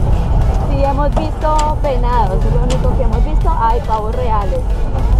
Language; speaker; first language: Spanish; native; Spanish